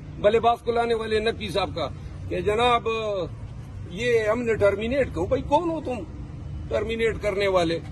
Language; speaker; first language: Urdu; non-native, local second language; Pashto